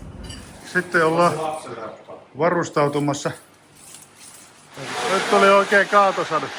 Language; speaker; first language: Finnish; native; Finnish